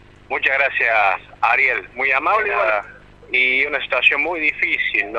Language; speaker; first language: Spanish; native; Spanish